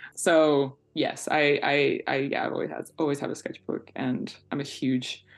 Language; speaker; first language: English; native; English